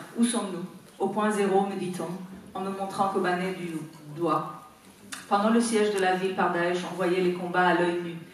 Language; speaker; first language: French; non-native, fluent; Persian